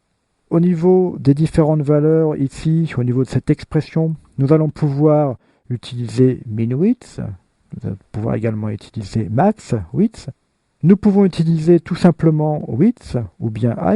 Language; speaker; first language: French; native; French